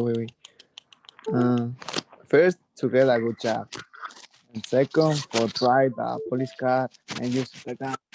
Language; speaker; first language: English; non-native, learner; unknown